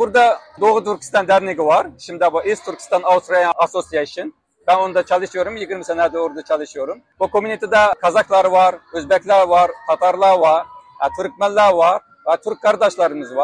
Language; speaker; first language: Turkish; non-native, learner; Uyghur